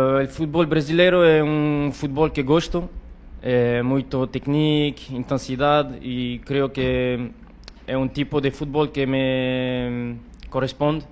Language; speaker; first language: Portuguese; non-native, learner; French